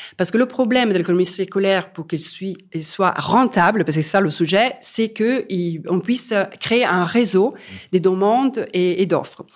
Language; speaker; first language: French; non-native, fluent; Italian